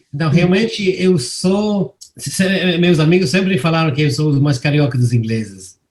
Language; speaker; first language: Portuguese; non-native, fluent; English